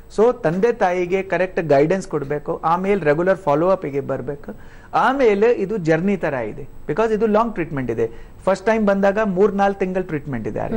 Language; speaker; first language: Kannada; non-native, learner; Hindi